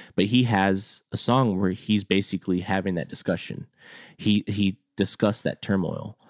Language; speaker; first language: English; native; English